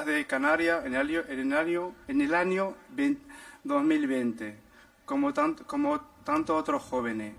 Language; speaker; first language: Spanish; non-native, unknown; Arabic